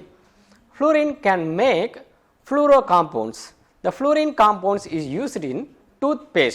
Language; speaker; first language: English; non-native, local second language; Tamil